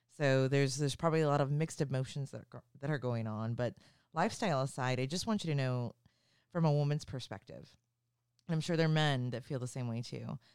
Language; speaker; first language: English; native; English